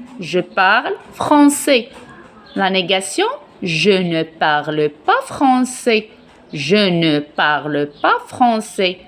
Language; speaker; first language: French; non-native, local second language; Arabic